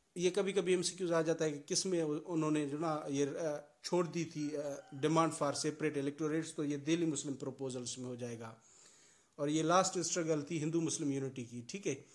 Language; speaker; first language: Urdu; non-native, local second language; Sindhi